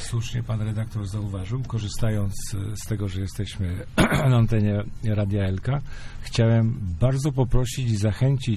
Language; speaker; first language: Polish; native; Polish